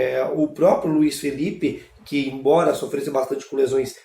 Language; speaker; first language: Portuguese; native; Portuguese